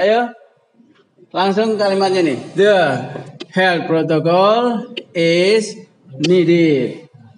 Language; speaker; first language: English; non-native, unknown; Indonesian